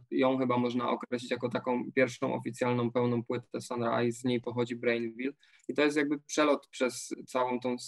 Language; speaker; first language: Polish; native; Polish